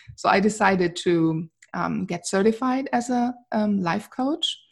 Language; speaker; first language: English; non-native, fluent; German